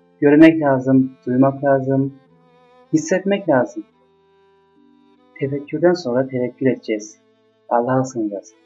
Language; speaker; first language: Turkish; native; Turkish